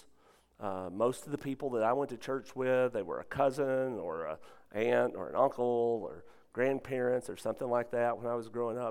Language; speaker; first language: English; native; English